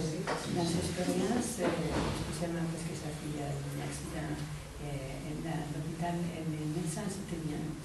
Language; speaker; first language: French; non-native, fluent; Spanish